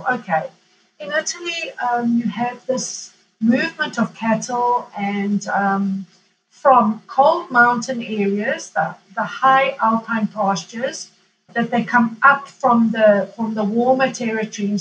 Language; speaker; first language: English; native; English